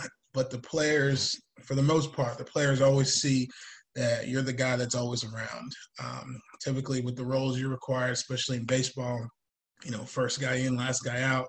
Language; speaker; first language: English; native; English